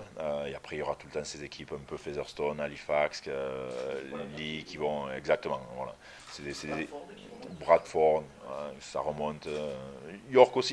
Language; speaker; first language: French; native; French